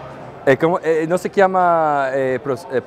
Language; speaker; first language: Italian; non-native, learner; English